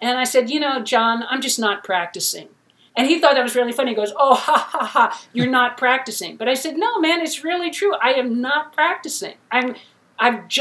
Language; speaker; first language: English; native; English